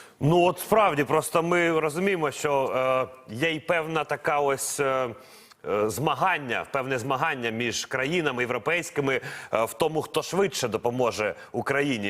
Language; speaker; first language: Ukrainian; native; Ukrainian